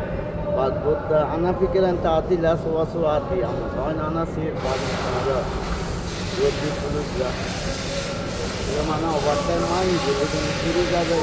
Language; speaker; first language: Arabic; non-native, learner; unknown